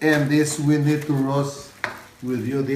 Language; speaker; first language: English; non-native, learner; Spanish